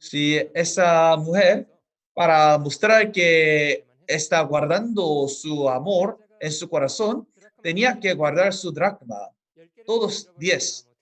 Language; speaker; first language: Spanish; non-native, fluent; Korean